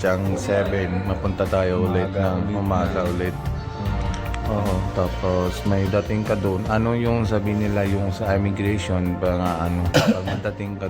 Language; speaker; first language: Filipino; non-native, learner; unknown